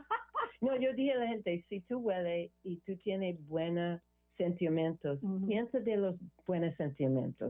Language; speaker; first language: Spanish; non-native, learner; English